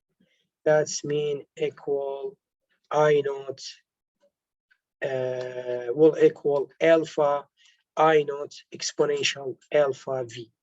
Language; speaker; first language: English; non-native, local second language; Arabic